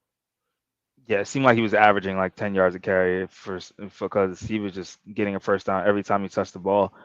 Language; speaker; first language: English; native; English